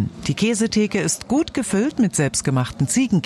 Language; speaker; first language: German; native; German